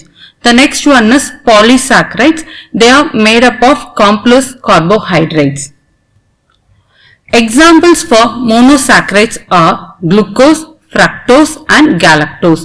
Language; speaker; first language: English; non-native, local second language; Tamil